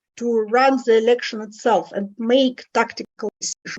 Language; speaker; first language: English; non-native, fluent; Russian